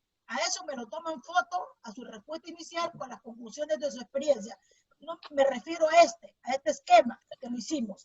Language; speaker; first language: Spanish; native; Spanish